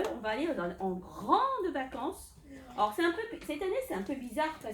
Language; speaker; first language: French; native; French